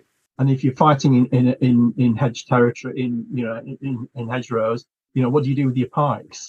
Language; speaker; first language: English; native; English